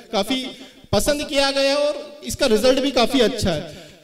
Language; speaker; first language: Hindi; native; Hindi